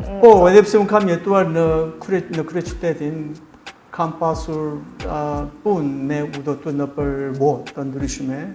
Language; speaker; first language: Albanian; non-native, learner; Korean